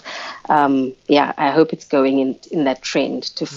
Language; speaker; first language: English; non-native, local second language; Afrikaans